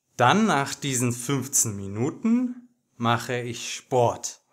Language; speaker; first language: German; native; German